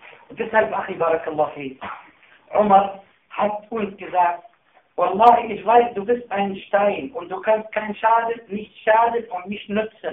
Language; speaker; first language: German; non-native, fluent; Arabic